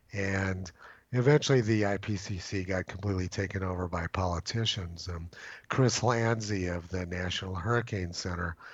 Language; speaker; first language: English; native; English